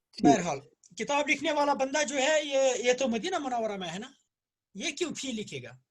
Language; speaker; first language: Urdu; non-native, local second language; Kashmiri